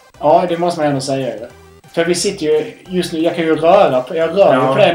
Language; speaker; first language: Swedish; native; Swedish